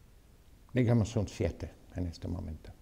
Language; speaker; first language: Spanish; non-native, fluent; English